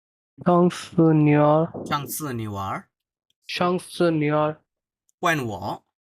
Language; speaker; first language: Chinese; non-native, learner; Bangla